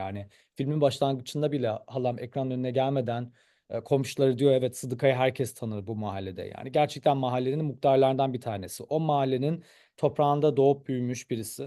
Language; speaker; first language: Turkish; early bilingual, heritage; Turkish